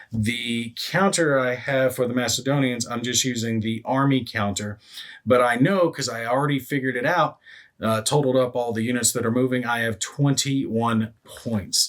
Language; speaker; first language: English; native; English